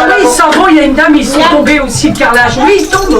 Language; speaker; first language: French; native; French